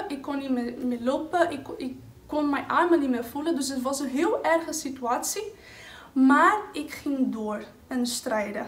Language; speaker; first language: Dutch; non-native, fluent; Portuguese